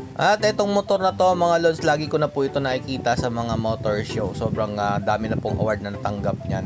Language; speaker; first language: Filipino; non-native, local second language; Cebuano